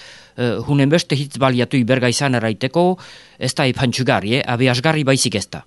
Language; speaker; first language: Basque; native; Basque